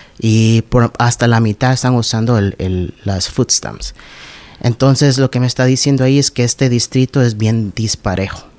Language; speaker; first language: Spanish; native; Spanish